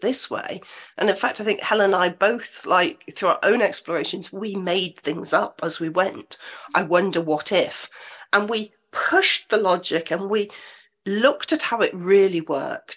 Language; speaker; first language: English; native; English